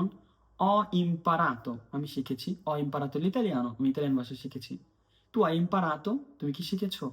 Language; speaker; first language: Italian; non-native, fluent; Bangla